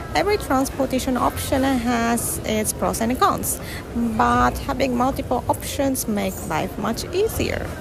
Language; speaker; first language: English; non-native, fluent; Japanese